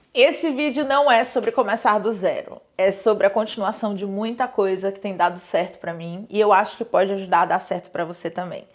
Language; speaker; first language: Portuguese; native; Portuguese